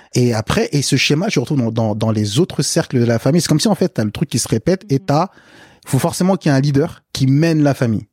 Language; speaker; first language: French; early bilingual, other home language; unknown